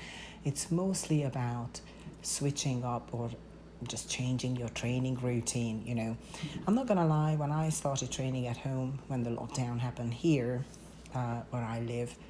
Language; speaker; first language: English; non-native, fluent; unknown